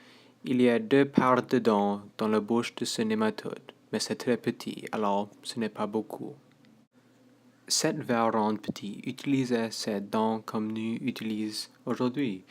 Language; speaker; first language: French; non-native, local second language; English